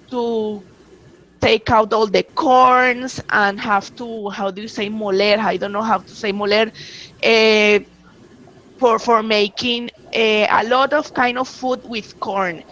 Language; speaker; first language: English; non-native, learner; Spanish